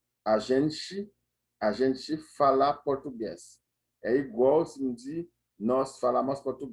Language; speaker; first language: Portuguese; non-native, fluent; Haitian Creole